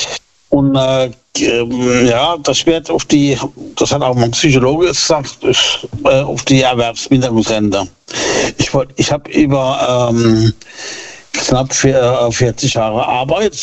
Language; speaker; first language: German; native; German